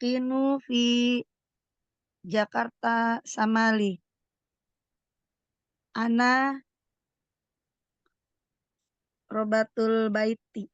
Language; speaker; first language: Arabic; non-native, learner; Indonesian